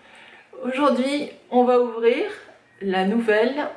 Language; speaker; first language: French; native; French